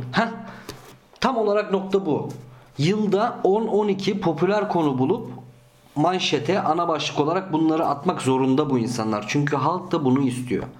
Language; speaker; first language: Turkish; early bilingual, heritage; Turkish